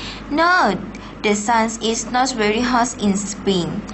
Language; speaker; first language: English; non-native, fluent; Thai